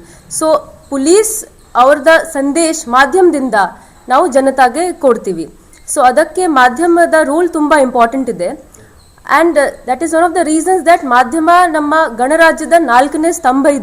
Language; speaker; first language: Kannada; non-native, fluent; Hindi